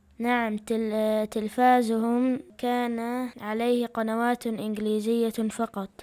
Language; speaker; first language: Arabic; early bilingual, other home language; Chechen